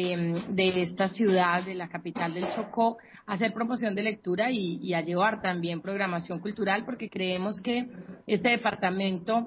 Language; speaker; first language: Spanish; native; Spanish